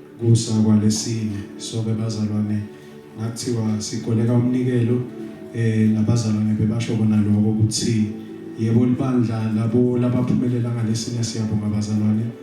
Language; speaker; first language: Zulu; non-native, local second language; Swati